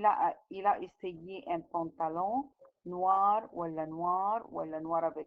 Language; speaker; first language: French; non-native, fluent; Arabic